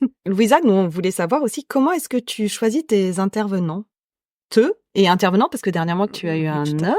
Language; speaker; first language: French; native; French